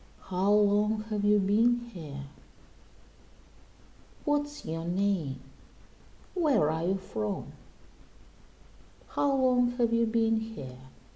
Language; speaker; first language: English; non-native, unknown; Russian